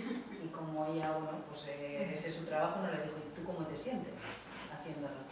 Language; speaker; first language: Spanish; native; Spanish